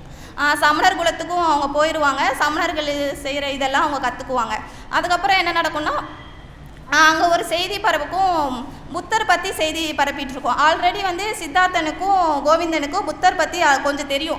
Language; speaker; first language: Tamil; native; Tamil